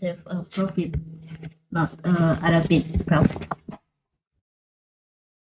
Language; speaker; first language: English; non-native, learner; Indonesian